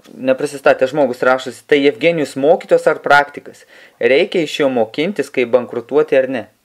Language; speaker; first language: Lithuanian; native; Lithuanian